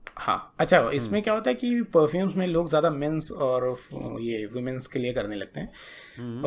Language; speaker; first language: Hindi; native; Hindi